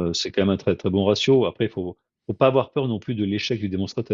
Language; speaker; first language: French; native; French